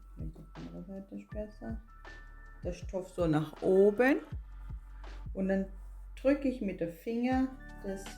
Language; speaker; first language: German; non-native, fluent; Portuguese